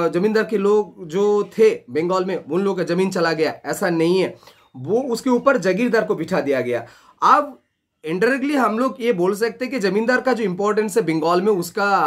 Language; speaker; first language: Hindi; non-native, local second language; Bangla